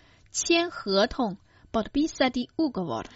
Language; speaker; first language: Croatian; non-native, fluent; Chinese